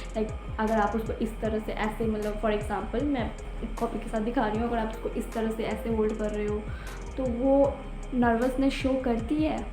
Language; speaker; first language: Hindi; non-native, local second language; Bangla